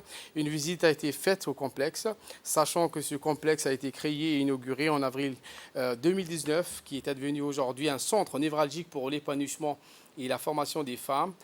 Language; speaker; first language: French; native; French